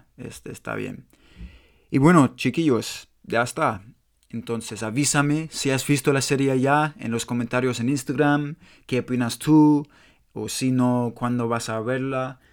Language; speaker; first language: Spanish; non-native, learner; English